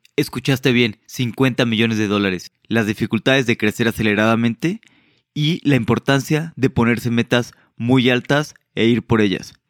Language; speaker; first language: Spanish; native; Spanish